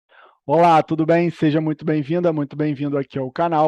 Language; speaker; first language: Portuguese; native; Portuguese